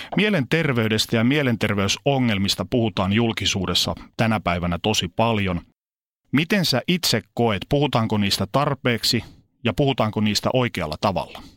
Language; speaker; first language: Finnish; native; Finnish